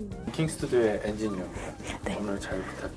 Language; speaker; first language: Korean; native; Korean